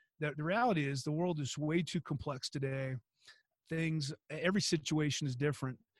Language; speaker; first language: English; native; English